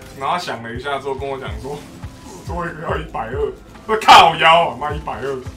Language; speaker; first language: Chinese; native; Chinese